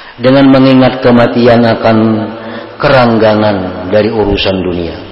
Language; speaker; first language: Indonesian; non-native, local second language; Banjar